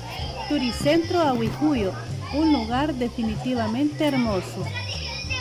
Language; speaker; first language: Spanish; native; Spanish